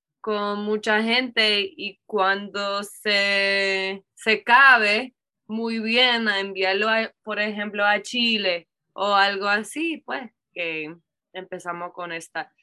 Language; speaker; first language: Spanish; non-native, learner; English